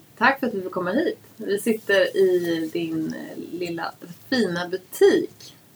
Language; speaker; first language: Swedish; native; Swedish